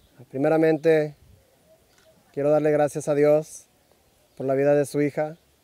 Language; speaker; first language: Spanish; native; Spanish